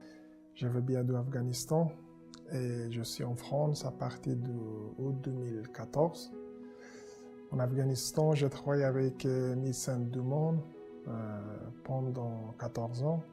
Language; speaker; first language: French; non-native, learner; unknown